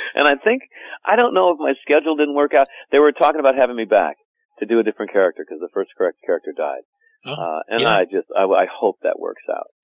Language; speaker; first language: English; native; English